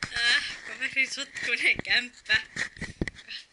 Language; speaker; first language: Finnish; native; Finnish